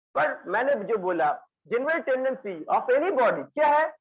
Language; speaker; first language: Hindi; non-native, local second language; Bangla